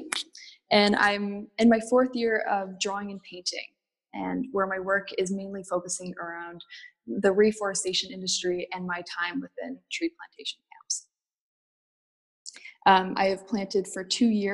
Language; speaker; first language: English; native; English